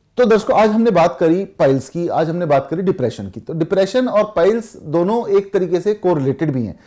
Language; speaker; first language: Hindi; native; Hindi